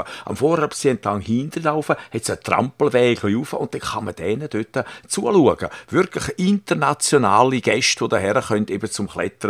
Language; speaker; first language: German; native; German